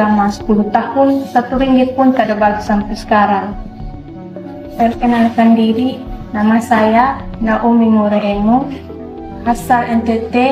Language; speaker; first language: Indonesian; non-native, local second language; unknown